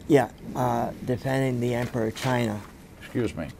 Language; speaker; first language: English; native; English